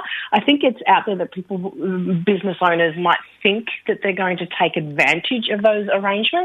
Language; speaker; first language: English; native; English